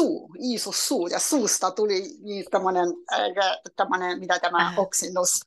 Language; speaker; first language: Finnish; non-native, learner; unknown